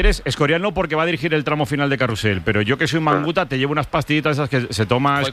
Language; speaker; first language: Spanish; native; Spanish